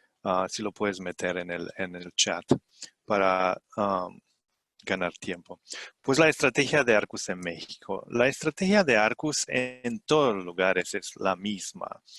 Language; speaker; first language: Spanish; non-native, fluent; Romanian